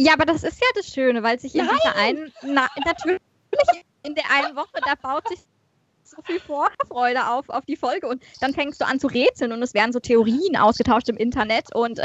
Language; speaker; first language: German; native; German